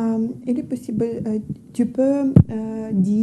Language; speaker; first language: French; non-native, learner; Ukrainian